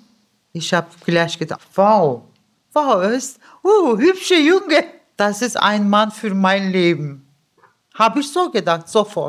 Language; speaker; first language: German; early bilingual, other home language; Turkish